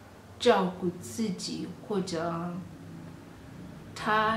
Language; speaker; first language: Chinese; non-native, fluent; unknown